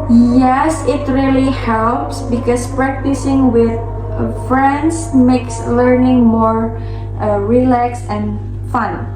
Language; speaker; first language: English; non-native, learner; Indonesian